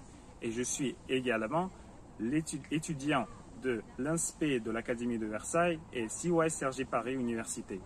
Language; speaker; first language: French; non-native, fluent; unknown